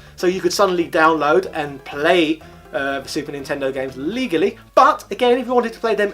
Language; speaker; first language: English; native; English